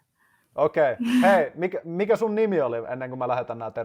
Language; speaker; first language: Finnish; native; Finnish